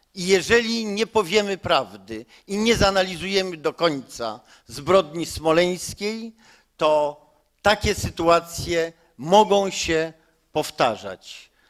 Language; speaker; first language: Polish; native; Polish